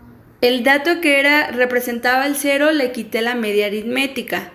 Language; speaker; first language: Spanish; native; Spanish